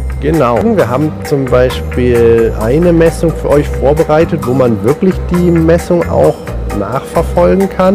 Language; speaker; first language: German; native; German